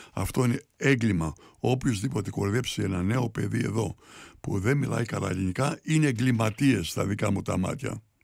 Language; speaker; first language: Greek; early bilingual, heritage; Greek